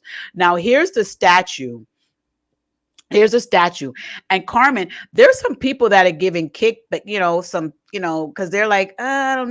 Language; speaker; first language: English; native; English